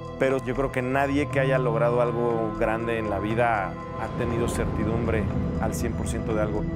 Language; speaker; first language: Spanish; native; Spanish